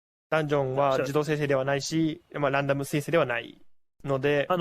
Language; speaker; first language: Japanese; native; Japanese